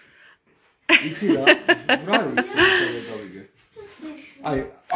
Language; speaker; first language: Georgian; non-native, learner; German